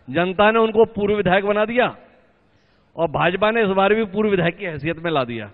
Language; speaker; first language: Hindi; native; Hindi